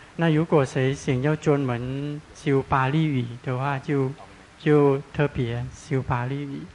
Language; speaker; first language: Chinese; non-native, fluent; Thai